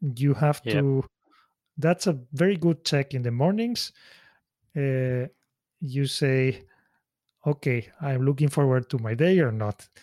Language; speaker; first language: English; non-native, fluent; Spanish